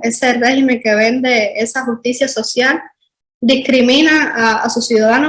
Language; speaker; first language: Spanish; native; Spanish